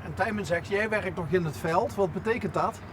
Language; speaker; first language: Dutch; native; Dutch